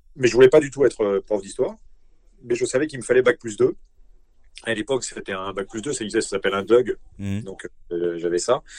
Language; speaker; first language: French; native; French